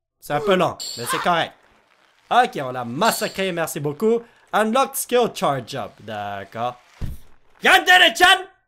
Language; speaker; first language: French; native; French